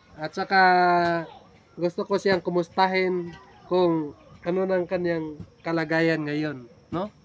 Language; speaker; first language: Filipino; non-native, local second language; Cebuano